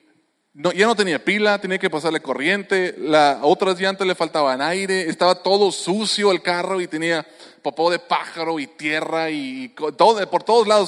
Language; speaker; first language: Spanish; native; Spanish